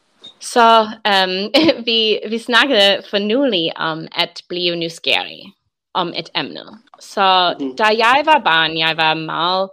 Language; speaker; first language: Danish; non-native, learner; English